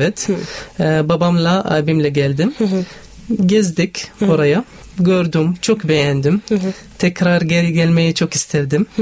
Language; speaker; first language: Turkish; non-native, learner; Arabic